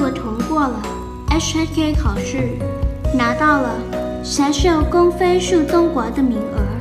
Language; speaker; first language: Chinese; non-native, fluent; Thai